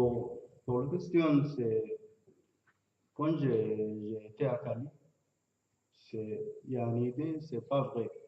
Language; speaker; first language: French; non-native, learner; Arabic